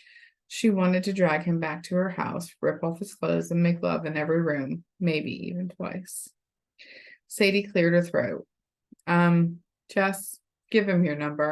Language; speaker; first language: English; native; English